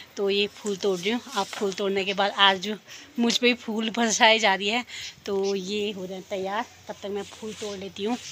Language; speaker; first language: Hindi; native; Hindi